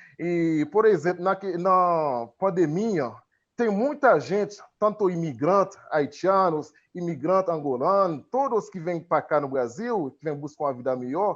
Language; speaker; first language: Portuguese; non-native, fluent; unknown